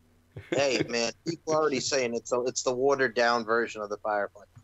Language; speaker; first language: English; native; English